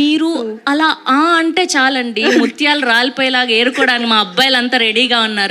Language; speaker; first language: Telugu; native; Telugu